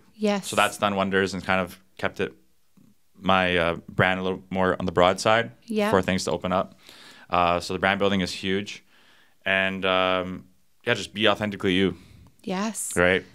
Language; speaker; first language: English; native; English